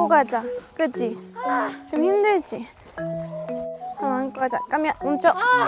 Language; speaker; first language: Korean; non-native, fluent; Japanese